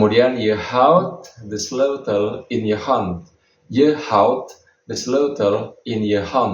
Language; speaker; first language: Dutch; non-native, fluent; Indonesian